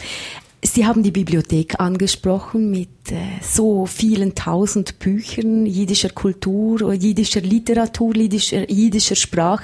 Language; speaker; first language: German; native; German